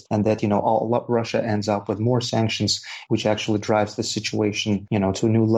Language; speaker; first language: English; non-native, fluent; Russian